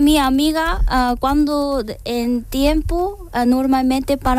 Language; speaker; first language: Spanish; non-native, learner; Korean